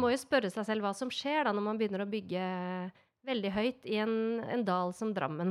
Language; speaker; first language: Norwegian; native; Norwegian